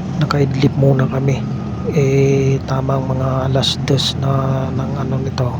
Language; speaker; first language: Filipino; native; Filipino